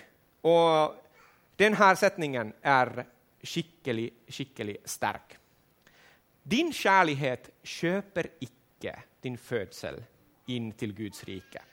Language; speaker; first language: Swedish; non-native, learner; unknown